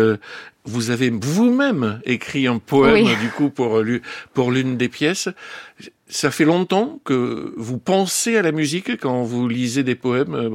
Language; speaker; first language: French; native; French